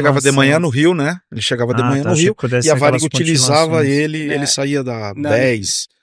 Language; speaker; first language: Portuguese; native; Portuguese